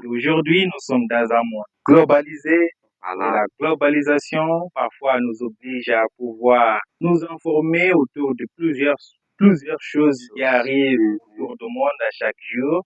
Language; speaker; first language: French; non-native, fluent; Portuguese